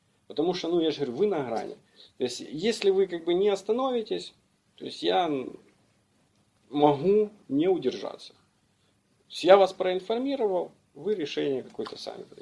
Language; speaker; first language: Russian; native; Russian